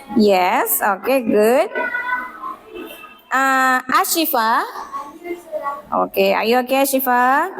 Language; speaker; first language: English; non-native, fluent; Indonesian